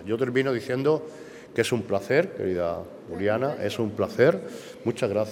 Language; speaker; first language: Spanish; native; Spanish